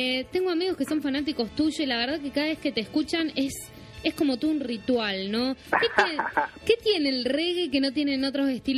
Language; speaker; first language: Spanish; native; Spanish